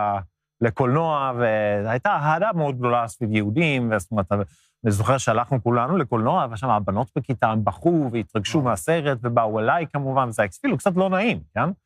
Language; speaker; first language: Hebrew; non-native, fluent; Swedish